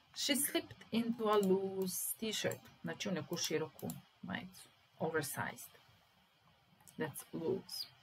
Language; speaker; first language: English; non-native, fluent; Serbian